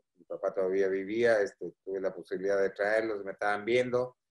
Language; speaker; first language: Spanish; native; Spanish